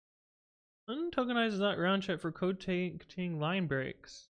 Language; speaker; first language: English; native; English